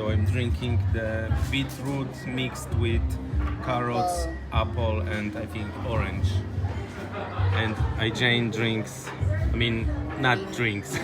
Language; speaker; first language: English; non-native, fluent; Polish